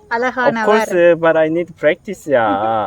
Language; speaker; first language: English; non-native, learner; Korean